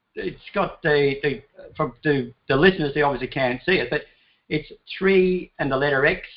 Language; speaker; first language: English; native; English